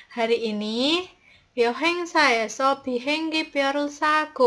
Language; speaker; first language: Korean; non-native, learner; Indonesian